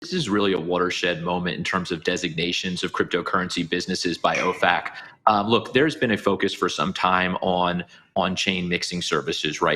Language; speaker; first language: English; native; English